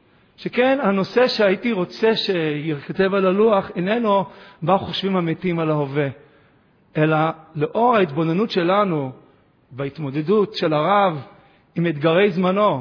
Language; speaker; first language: Hebrew; native; Hebrew